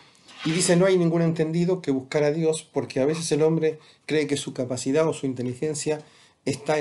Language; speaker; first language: Spanish; native; Spanish